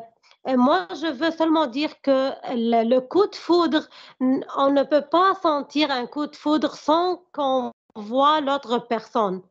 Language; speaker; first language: French; non-native, learner; Arabic